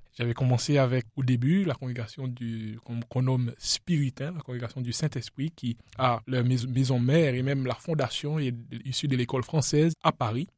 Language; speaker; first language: French; non-native, local second language; Seselwa Creole French